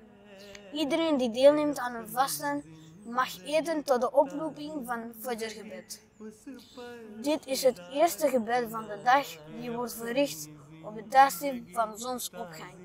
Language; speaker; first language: Dutch; early bilingual, other home language; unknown